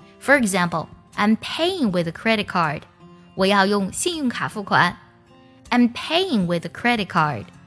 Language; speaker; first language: English; non-native, fluent; Chinese